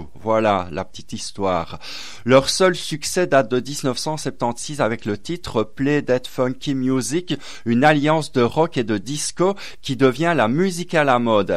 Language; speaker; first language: French; native; French